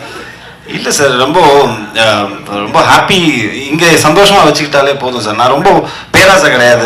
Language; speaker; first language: Tamil; native; Tamil